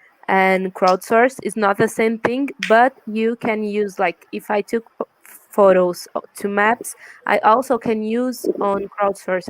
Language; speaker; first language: English; non-native, learner; Portuguese